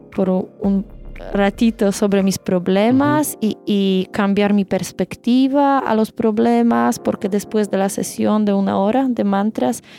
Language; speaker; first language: Spanish; non-native, fluent; Polish